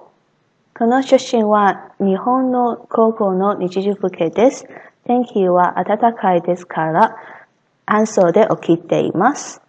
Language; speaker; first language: Japanese; non-native, learner; English